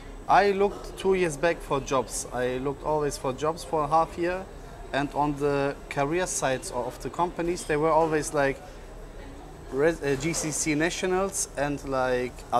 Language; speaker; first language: English; non-native, learner; German